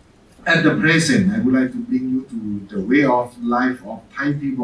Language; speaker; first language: English; non-native, fluent; Thai